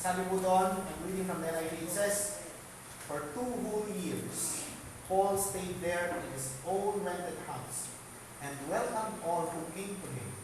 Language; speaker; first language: English; non-native, local second language; Filipino